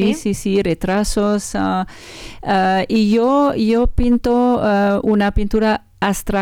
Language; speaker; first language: Spanish; non-native, learner; French